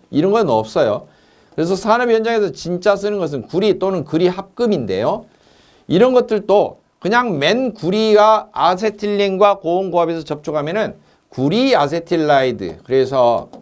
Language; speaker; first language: Korean; native; Korean